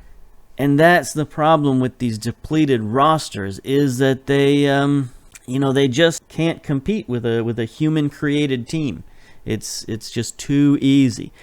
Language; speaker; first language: English; native; English